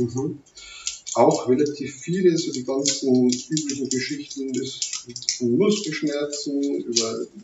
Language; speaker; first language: German; native; German